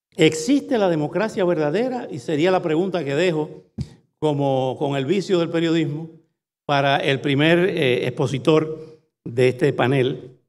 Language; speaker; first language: Spanish; native; Spanish